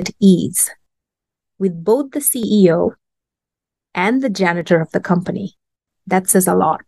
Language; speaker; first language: English; non-native, local second language; Bangla